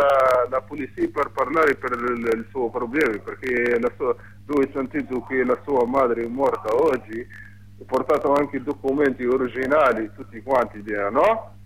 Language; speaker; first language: Italian; non-native, learner; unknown